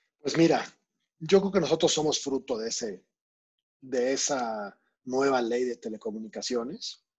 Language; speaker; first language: Spanish; native; Spanish